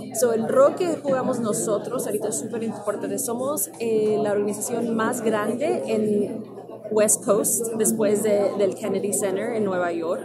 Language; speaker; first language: Spanish; early bilingual, heritage; Spanish